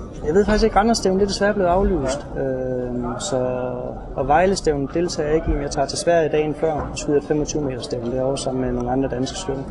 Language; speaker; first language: Danish; native; Danish